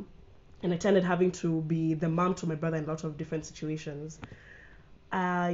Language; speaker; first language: English; non-native, local second language; Swahili